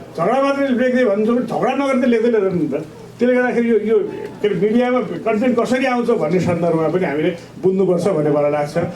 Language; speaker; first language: Nepali; native; Nepali